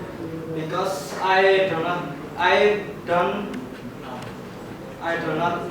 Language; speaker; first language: English; non-native, learner; Indonesian